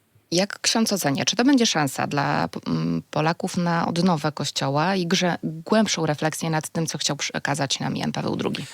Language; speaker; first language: Polish; native; Polish